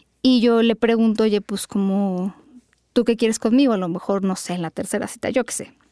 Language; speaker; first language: Spanish; native; Spanish